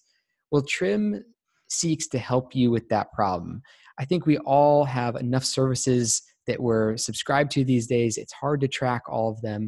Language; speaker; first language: English; native; English